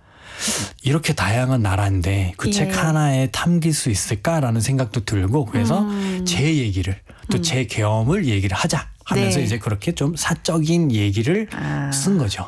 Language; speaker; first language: Korean; non-native, fluent; Nepali